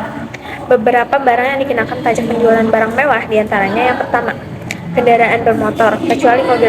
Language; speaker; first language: Indonesian; native; Indonesian